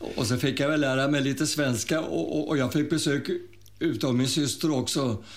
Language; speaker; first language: Swedish; early bilingual, other home language; German